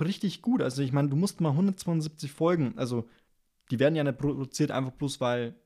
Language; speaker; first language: German; native; German